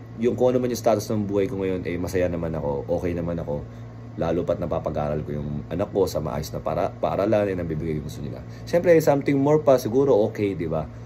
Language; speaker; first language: Filipino; native; Filipino